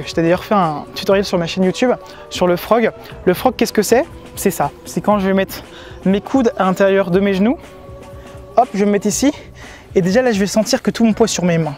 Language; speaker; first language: French; native; French